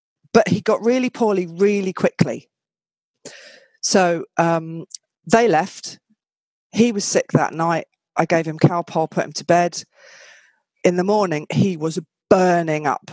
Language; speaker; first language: English; native; English